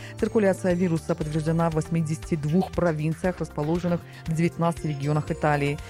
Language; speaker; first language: Russian; non-native, local second language; Tajik